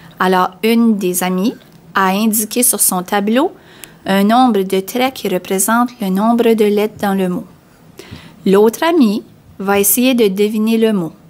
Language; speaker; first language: French; native; French